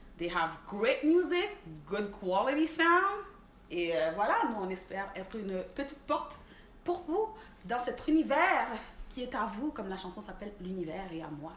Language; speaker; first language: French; native; French